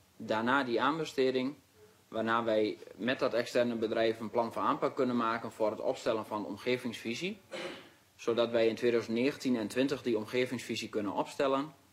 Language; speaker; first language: Dutch; native; Dutch